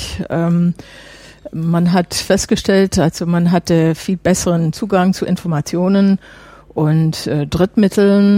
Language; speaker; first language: German; non-native, fluent; English